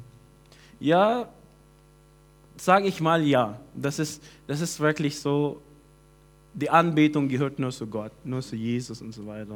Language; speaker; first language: German; non-native, fluent; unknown